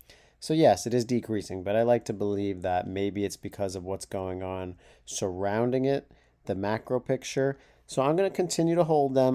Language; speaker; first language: English; native; English